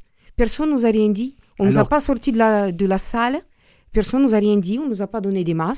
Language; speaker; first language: French; non-native, fluent; Romanian